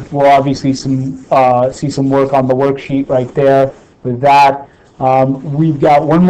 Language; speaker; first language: English; native; English